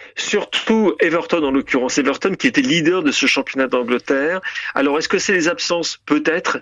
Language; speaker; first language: French; native; French